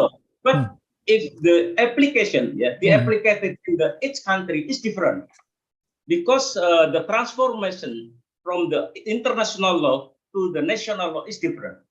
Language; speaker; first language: English; non-native, learner; Indonesian